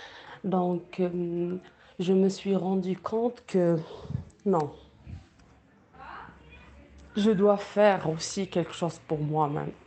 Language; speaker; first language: French; non-native, local second language; Arabic